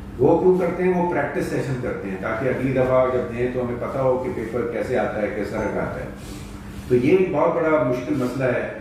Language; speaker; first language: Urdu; native; Urdu